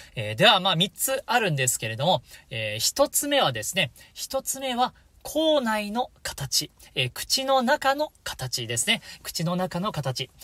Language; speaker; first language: Japanese; native; Japanese